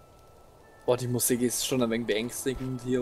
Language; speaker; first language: German; native; German